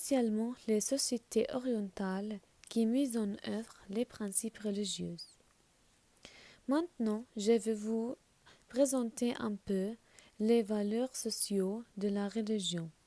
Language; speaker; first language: French; non-native, learner; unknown